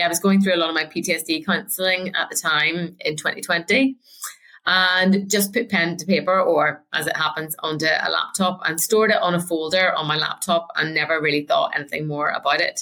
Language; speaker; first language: English; native; English